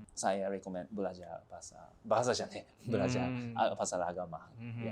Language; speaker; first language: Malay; non-native, fluent; Japanese